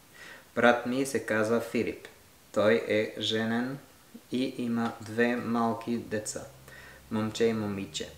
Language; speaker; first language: Bulgarian; non-native, learner; French